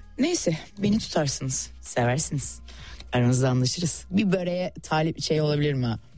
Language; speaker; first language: Turkish; native; Turkish